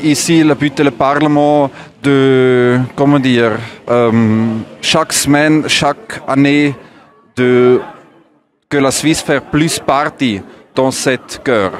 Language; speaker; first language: French; non-native, learner; German